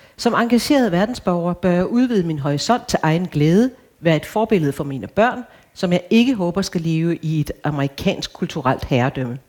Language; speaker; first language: Danish; native; Danish